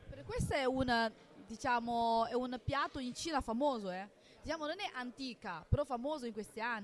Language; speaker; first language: Italian; non-native, learner; Chinese